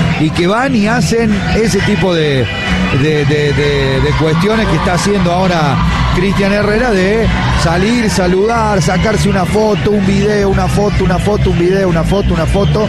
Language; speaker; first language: Spanish; native; Spanish